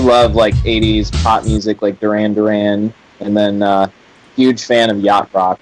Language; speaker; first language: English; native; English